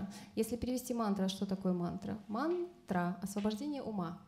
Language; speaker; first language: Russian; native; Russian